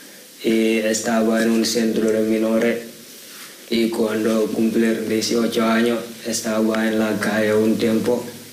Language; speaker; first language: Spanish; non-native, learner; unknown